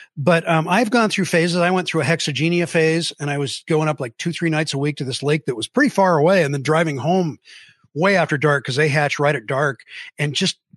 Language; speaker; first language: English; native; English